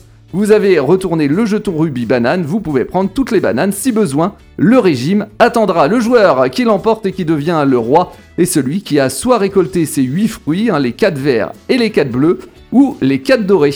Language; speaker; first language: French; native; French